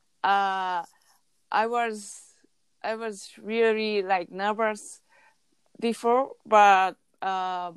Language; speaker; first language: English; non-native, learner; Japanese